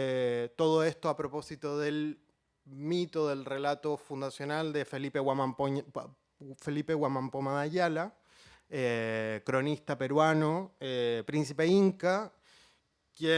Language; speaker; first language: Spanish; native; Spanish